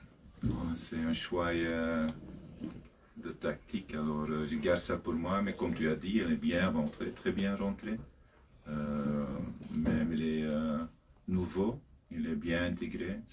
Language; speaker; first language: French; non-native, fluent; Dutch